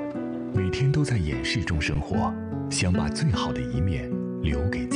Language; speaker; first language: Chinese; native; Chinese